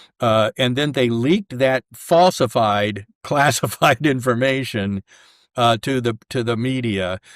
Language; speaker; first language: English; native; English